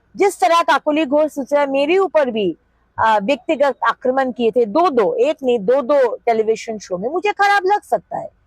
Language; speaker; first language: Hindi; non-native, local second language; Bangla